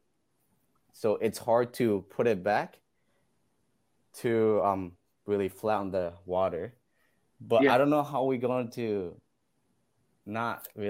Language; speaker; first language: English; non-native, fluent; Burmese